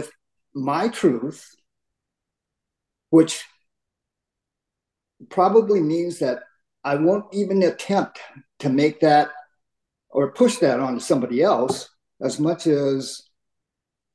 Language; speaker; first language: English; native; English